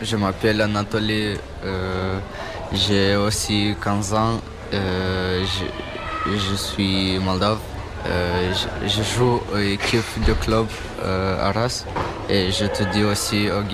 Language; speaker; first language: French; non-native, learner; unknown